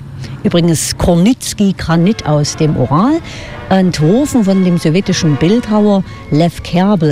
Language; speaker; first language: German; native; German